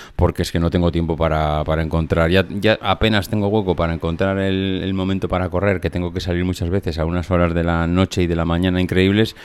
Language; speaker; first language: Spanish; native; Spanish